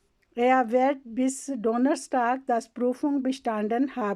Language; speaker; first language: German; non-native, learner; Urdu